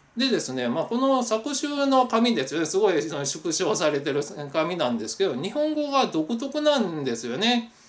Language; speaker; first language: Japanese; native; Japanese